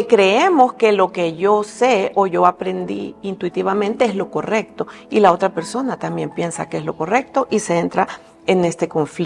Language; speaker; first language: Spanish; native; Spanish